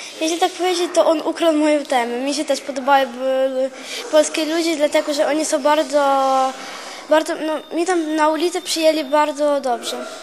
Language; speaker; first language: Polish; non-native, learner; Ukrainian